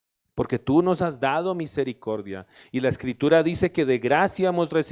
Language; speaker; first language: Spanish; native; Spanish